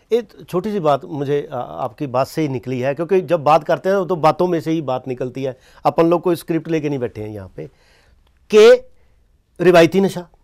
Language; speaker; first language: Hindi; non-native, local second language; Punjabi